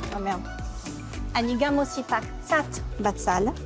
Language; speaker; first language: Hebrew; non-native, fluent; French